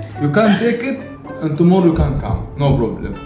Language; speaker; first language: English; non-native, learner; Arabic